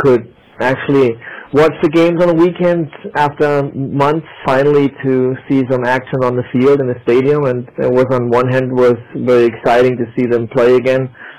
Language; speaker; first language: English; non-native, fluent; German